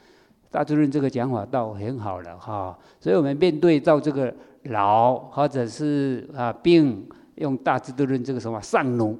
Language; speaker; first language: Chinese; native; Chinese